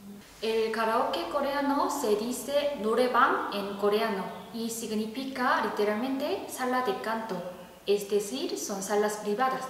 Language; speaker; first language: Spanish; non-native, fluent; Korean